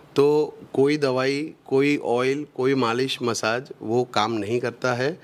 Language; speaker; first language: Hindi; non-native, local second language; Gujarati